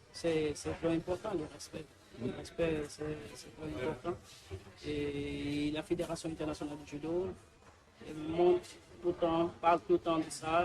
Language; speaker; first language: French; non-native, learner; Portuguese